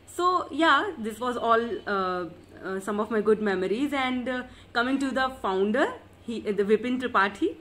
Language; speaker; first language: English; non-native, local second language; Hindi